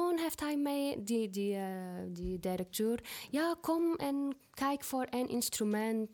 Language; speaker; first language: Dutch; non-native, learner; Arabic